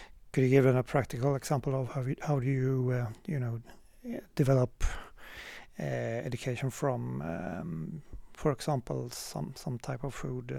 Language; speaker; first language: English; non-native, fluent; Swedish